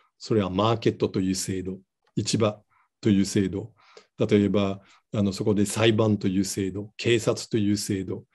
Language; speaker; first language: Japanese; non-native, fluent; Dutch